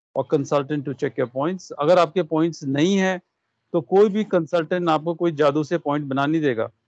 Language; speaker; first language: Hindi; non-native, local second language; Punjabi